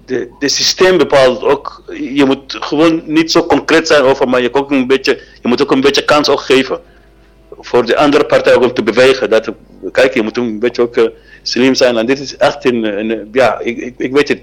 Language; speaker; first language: Dutch; non-native, learner; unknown